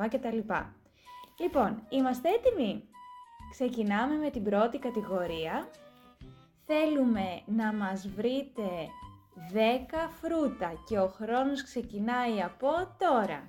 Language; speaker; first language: Greek; native; Greek